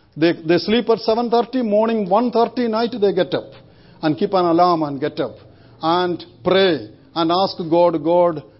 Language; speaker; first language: English; non-native, local second language; Malayalam